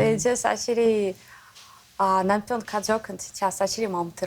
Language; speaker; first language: Korean; non-native, learner; Russian